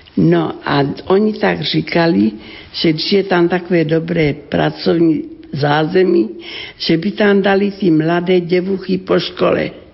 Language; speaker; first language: Czech; native; Czech